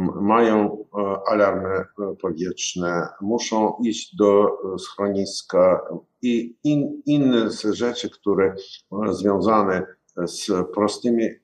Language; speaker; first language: Polish; non-native, learner; Ukrainian